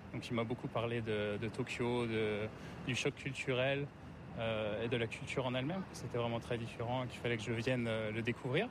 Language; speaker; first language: French; native; French